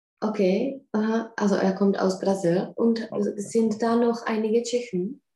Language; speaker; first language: German; non-native, fluent; Czech